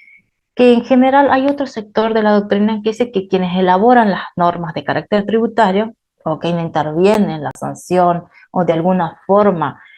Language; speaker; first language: Spanish; native; Spanish